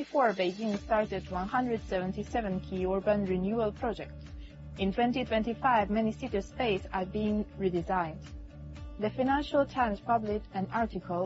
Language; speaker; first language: English; non-native, fluent; Russian